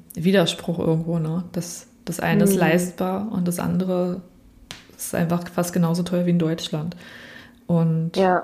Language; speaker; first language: German; native; German